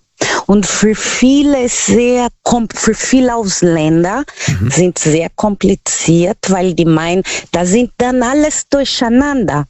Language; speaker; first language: German; non-native, learner; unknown